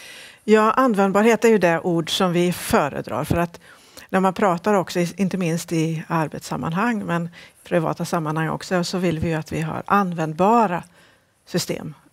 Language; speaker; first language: Swedish; native; Swedish